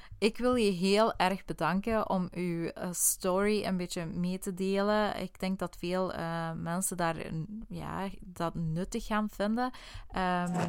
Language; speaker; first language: Dutch; native; Dutch